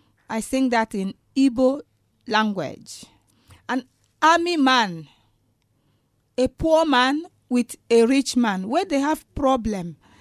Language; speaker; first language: English; non-native, local second language; Igbo